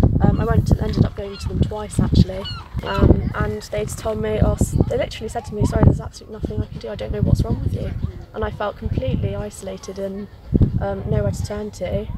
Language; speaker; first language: English; native; English